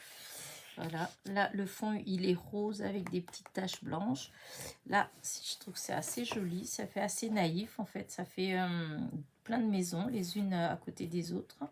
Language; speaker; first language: French; native; French